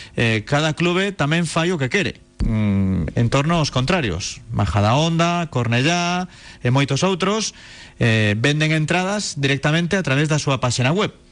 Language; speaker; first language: Galician; native; Galician